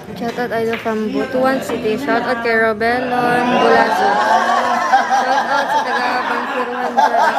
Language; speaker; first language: Filipino; non-native, local second language; Cebuano